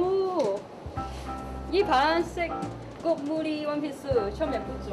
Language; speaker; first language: Korean; non-native, learner; Cantonese